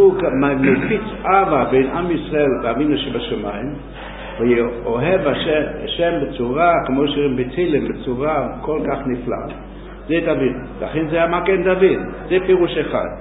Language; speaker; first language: Hebrew; non-native, fluent; English